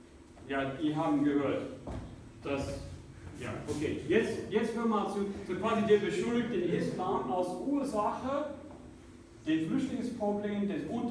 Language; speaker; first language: German; non-native, fluent; English